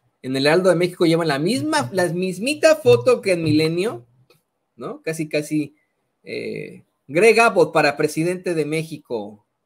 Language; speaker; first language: Spanish; native; Spanish